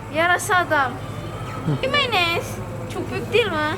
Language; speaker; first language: Turkish; non-native, learner; Indonesian